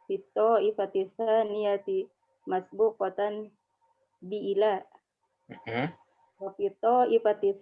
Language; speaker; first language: Arabic; non-native, learner; Indonesian